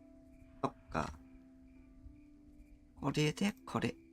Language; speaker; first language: Japanese; non-native, learner; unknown